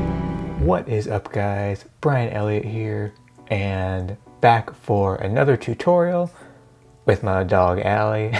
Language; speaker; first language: English; native; English